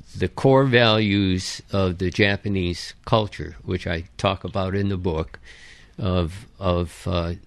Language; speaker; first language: English; early bilingual, other home language; Japanese